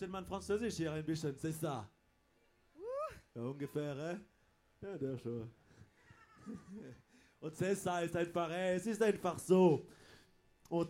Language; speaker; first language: German; non-native, fluent; French